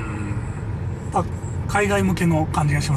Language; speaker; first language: Japanese; native; Japanese